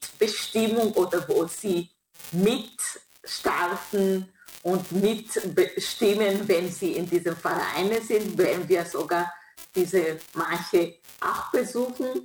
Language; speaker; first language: German; non-native, fluent; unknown